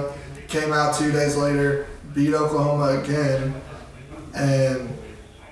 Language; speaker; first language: English; native; English